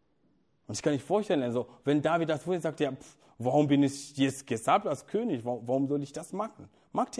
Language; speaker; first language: German; non-native, fluent; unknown